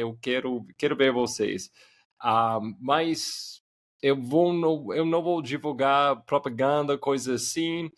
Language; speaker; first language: Portuguese; non-native, fluent; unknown